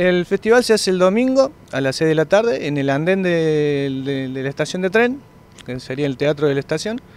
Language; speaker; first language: Spanish; native; Spanish